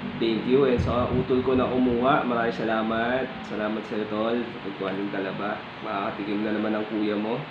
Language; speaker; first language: Filipino; non-native, local second language; Iloko